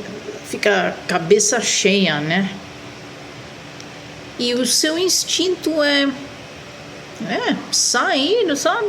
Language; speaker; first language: Portuguese; non-native, fluent; Spanish